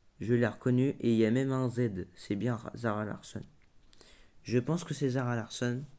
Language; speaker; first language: French; native; French